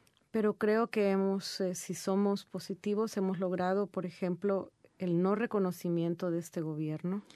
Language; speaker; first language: Spanish; native; Spanish